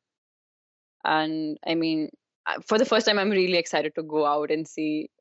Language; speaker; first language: English; non-native, local second language; Kashmiri